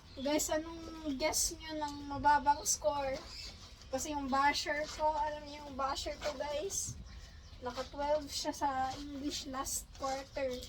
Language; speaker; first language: Filipino; native; Filipino